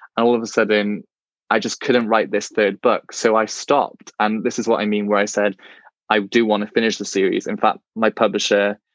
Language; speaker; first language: English; native; English